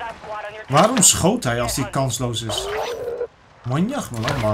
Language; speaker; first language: Dutch; early bilingual, other home language; Turkish